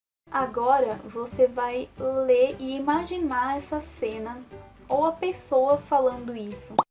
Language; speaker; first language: Portuguese; native; Portuguese